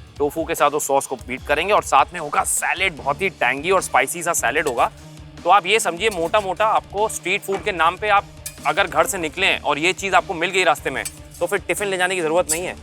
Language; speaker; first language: Hindi; native; Hindi